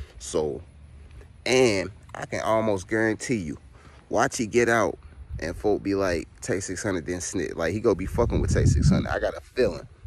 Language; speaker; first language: English; native; English